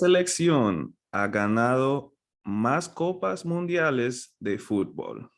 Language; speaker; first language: Spanish; non-native, fluent; English